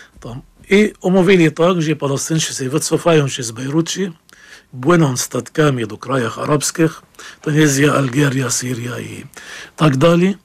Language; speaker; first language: Polish; non-native, fluent; Arabic